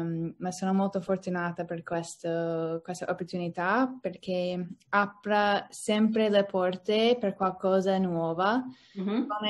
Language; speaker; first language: Italian; non-native, learner; English